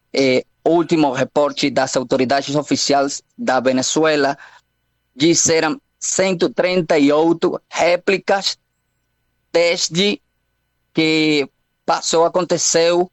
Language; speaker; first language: Portuguese; non-native, fluent; Spanish